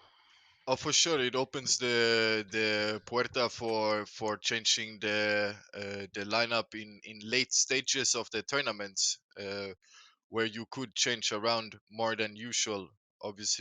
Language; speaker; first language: English; non-native, fluent; Swedish